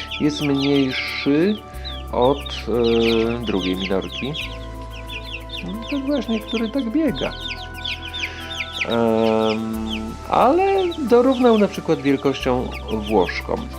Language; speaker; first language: Polish; native; Polish